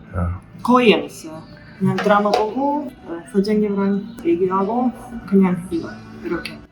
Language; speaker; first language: Korean; non-native, learner; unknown